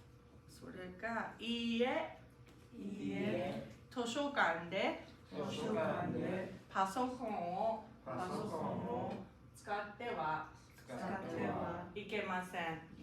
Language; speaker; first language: Japanese; non-native, fluent; English